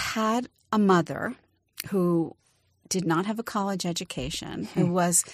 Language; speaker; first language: English; native; English